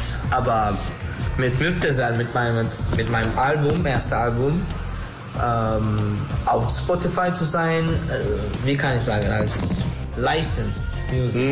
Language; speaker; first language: German; non-native, learner; Turkish